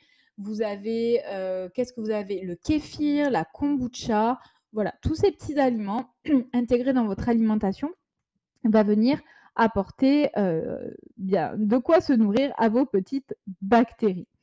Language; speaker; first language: French; native; French